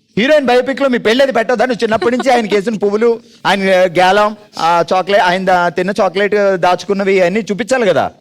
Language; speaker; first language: Telugu; native; Telugu